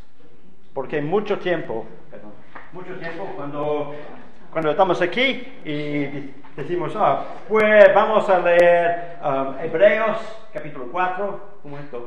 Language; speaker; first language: Spanish; non-native, fluent; English